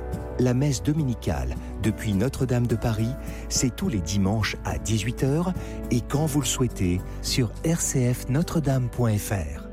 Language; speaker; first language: French; native; French